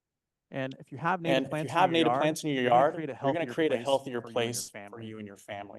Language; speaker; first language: English; native; English